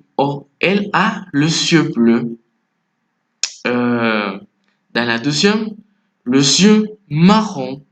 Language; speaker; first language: French; non-native, fluent; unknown